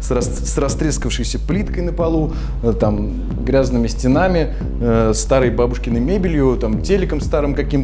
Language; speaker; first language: Russian; native; Russian